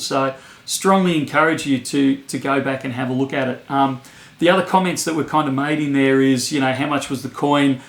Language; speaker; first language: English; native; English